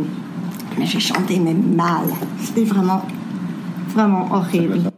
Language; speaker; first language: French; non-native, fluent; English